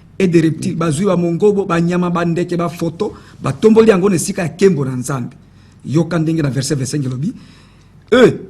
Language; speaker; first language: Lingala; native; Lingala